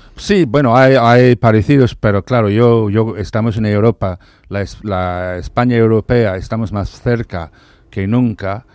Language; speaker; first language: Spanish; non-native, fluent; English